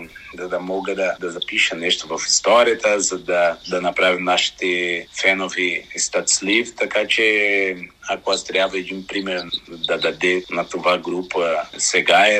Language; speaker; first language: Bulgarian; non-native, learner; Portuguese